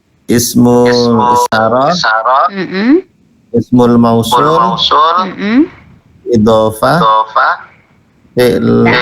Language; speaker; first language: Arabic; non-native, learner; Indonesian